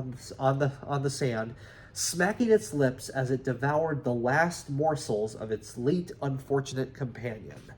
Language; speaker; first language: English; native; English